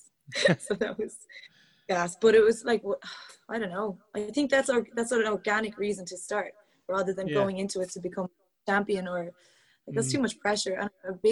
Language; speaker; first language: English; native; English